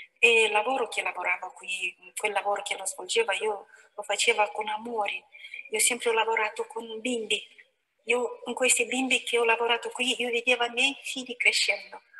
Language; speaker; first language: Italian; non-native, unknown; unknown